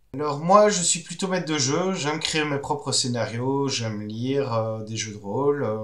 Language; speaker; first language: French; native; French